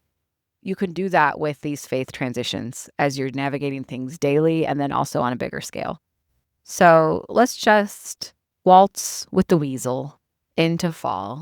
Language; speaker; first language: English; native; English